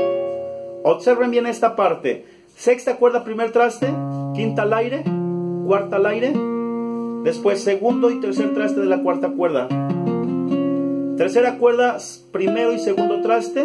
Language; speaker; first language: Spanish; native; Spanish